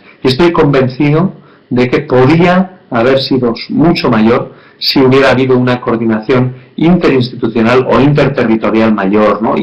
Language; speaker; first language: Spanish; native; Spanish